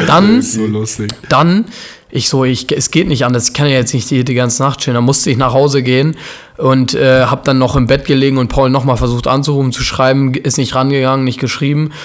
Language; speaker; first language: German; native; German